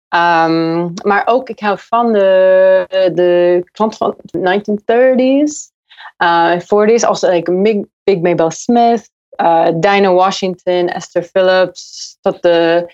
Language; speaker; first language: Dutch; non-native, learner; English